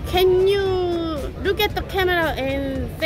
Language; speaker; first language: English; non-native, learner; Korean